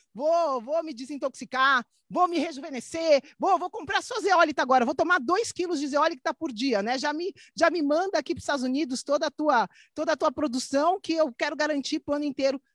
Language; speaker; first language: Portuguese; native; Portuguese